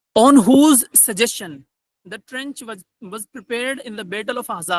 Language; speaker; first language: English; non-native, local second language; Urdu